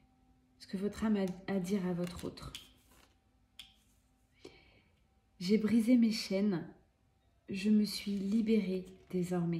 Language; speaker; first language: French; native; French